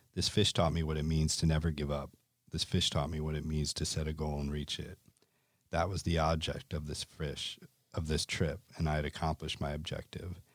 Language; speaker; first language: English; native; English